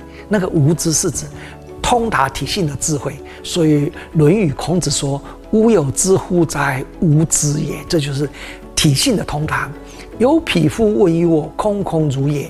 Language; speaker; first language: Chinese; native; Chinese